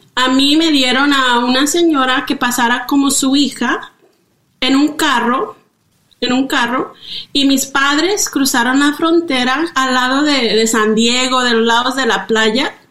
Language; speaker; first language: Spanish; early bilingual, heritage; Spanish